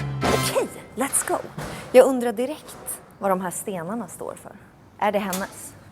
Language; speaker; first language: Swedish; native; Swedish